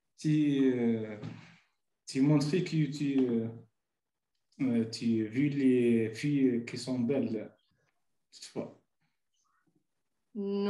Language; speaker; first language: French; non-native, learner; Arabic